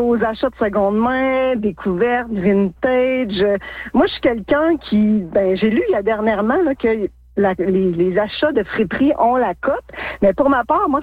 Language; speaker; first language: French; native; French